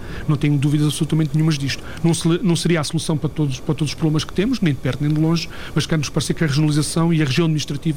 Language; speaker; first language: Portuguese; native; Portuguese